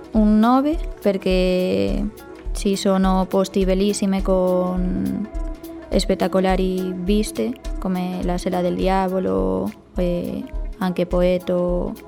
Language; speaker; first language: Italian; non-native, fluent; Spanish